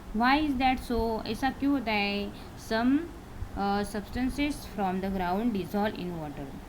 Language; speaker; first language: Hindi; non-native, local second language; Marathi